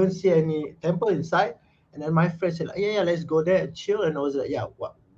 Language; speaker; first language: English; non-native, local second language; Malay